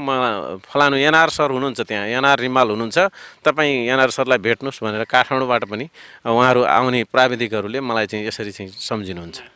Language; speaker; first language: Nepali; native; Nepali